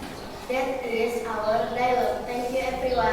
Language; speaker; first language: English; non-native, learner; Indonesian